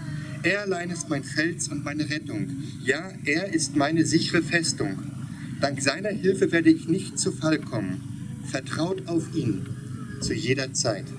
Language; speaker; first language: German; native; German